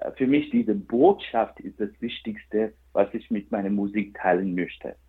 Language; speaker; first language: German; non-native, fluent; Kannada